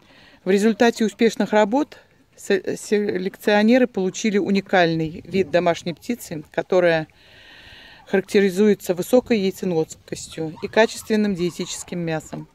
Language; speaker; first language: Russian; native; Russian